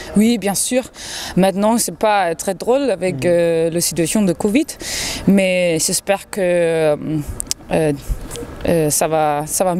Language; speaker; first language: French; non-native, learner; Danish